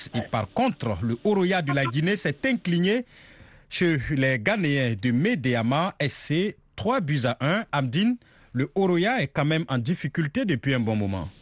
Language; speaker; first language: French; non-native, local second language; Mossi